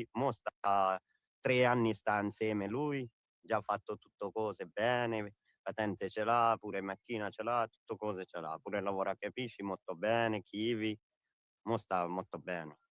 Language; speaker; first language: Italian; non-native, learner; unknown